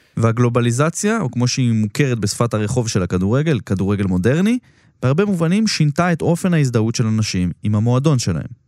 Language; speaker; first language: Hebrew; native; Hebrew